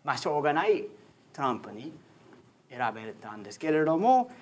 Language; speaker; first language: Japanese; non-native, fluent; English